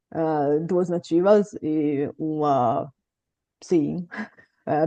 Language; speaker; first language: Portuguese; non-native, fluent; Bulgarian